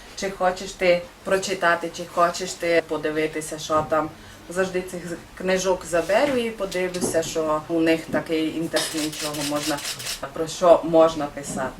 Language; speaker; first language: Ukrainian; non-native, local second language; Hungarian